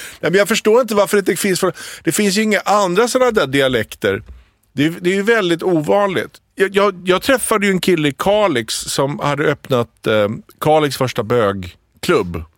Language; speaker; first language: Swedish; early bilingual, other home language; Arabic